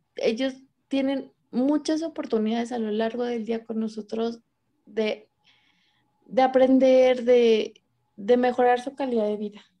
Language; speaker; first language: Spanish; native; Spanish